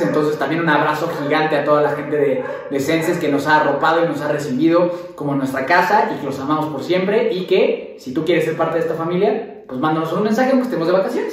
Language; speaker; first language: Spanish; native; Spanish